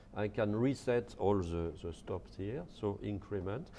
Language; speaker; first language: English; non-native, fluent; French